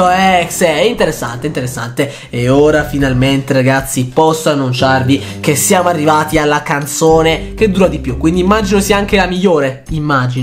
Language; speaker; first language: Italian; native; Italian